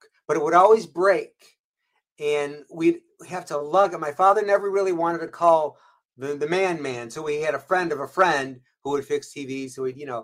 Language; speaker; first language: English; native; English